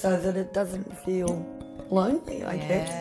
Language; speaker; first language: English; native; English